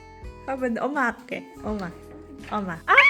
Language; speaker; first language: Korean; non-native, learner; Cebuano